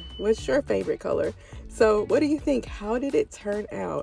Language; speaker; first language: English; native; English